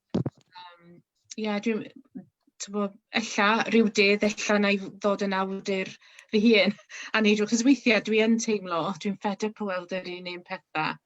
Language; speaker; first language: Welsh; non-native, local second language; English